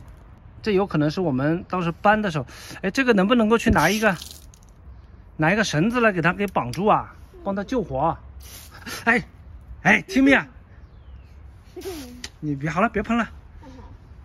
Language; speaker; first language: Chinese; native; Chinese